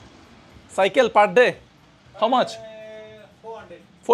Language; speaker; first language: Hindi; non-native, learner; Bangla